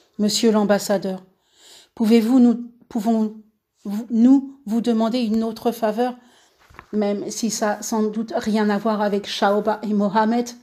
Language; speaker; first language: French; native; French